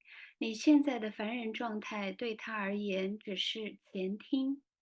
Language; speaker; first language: Chinese; native; Chinese